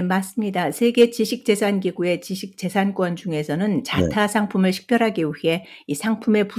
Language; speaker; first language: Korean; native; Korean